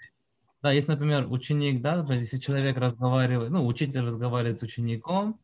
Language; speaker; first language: Russian; non-native, fluent; Korean